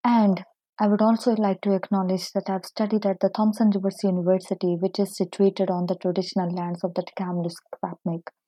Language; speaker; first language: English; non-native, local second language; Punjabi